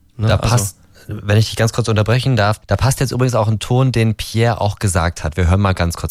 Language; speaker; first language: German; native; German